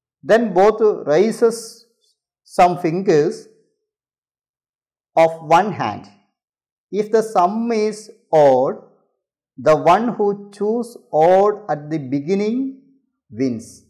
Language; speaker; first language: English; non-native, local second language; Malayalam